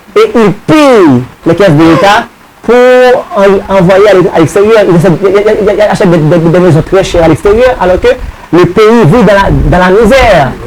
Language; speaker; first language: French; non-native, local second language; Haitian Creole